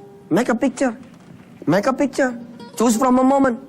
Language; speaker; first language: English; non-native, learner; Indonesian